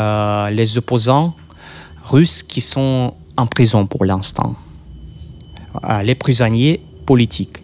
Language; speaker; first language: French; non-native, fluent; Russian